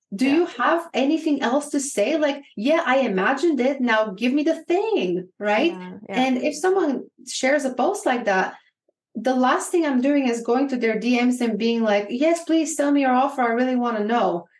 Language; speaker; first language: English; non-native, fluent; Bulgarian